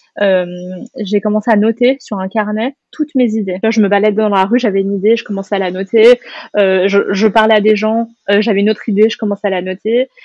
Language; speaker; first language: French; native; French